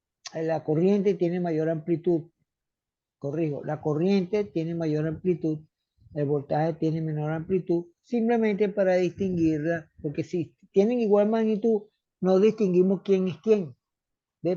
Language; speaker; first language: Spanish; native; Spanish